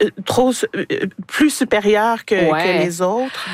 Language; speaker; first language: French; native; French